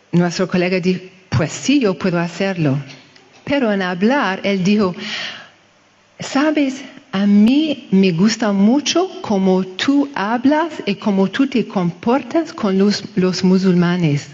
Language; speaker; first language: Spanish; non-native, fluent; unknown